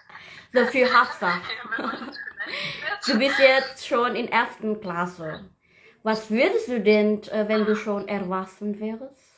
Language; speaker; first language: German; non-native, learner; Indonesian